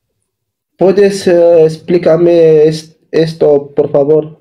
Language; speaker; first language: Spanish; non-native, learner; Arabic